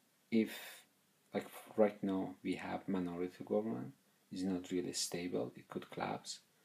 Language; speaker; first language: English; non-native, fluent; Persian